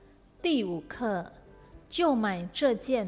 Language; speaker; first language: Chinese; non-native, fluent; Indonesian